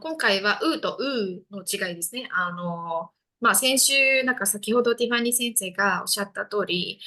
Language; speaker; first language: Japanese; non-native, fluent; Indonesian